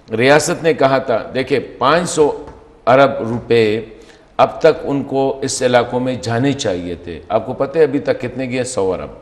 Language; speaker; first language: Urdu; non-native, local second language; Pashto